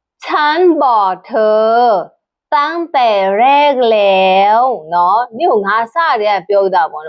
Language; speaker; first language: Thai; non-native, fluent; Burmese